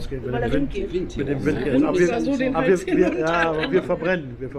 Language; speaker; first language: German; native; German